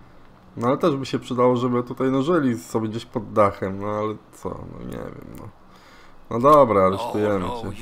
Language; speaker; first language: Polish; native; Polish